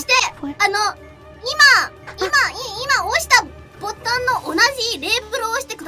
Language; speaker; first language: Japanese; non-native, learner; English